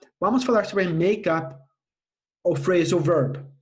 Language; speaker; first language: Portuguese; non-native, fluent; English